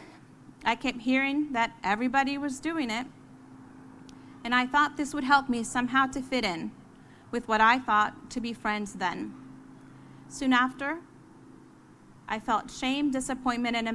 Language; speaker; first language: English; early bilingual, other home language; Spanish